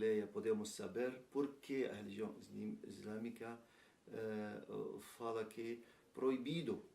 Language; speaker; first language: Portuguese; non-native, learner; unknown